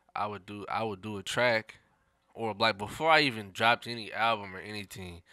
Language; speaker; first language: English; native; English